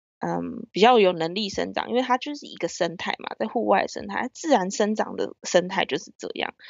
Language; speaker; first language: Chinese; native; Chinese